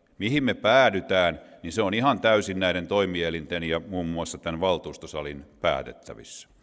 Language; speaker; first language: Finnish; native; Finnish